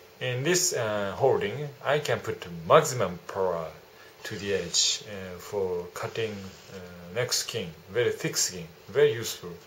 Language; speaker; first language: English; non-native, learner; Japanese